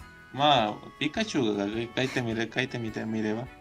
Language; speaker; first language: Japanese; non-native, learner; Spanish